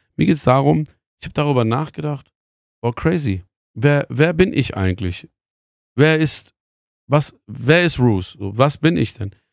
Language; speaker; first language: German; early bilingual, other home language; Persian